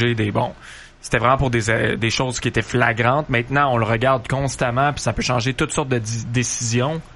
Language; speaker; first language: French; native; French